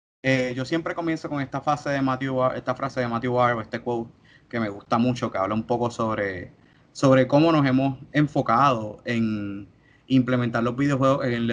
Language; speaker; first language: Spanish; native; Spanish